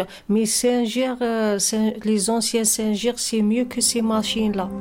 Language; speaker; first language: French; non-native, learner; Arabic